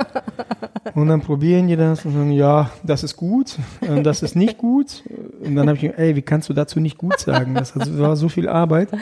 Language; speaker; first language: German; early bilingual, other home language; Russian